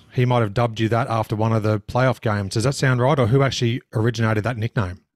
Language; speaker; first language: English; native; English